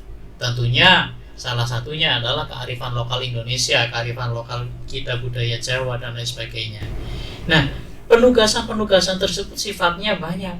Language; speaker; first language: Indonesian; native; Indonesian